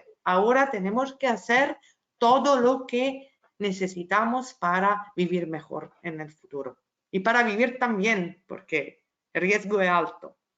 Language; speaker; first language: Spanish; non-native, fluent; Italian